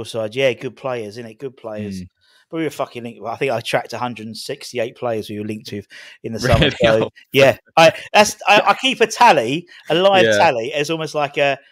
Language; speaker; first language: English; native; English